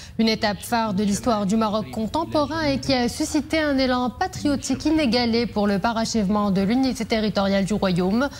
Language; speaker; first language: French; non-native, local second language; Arabic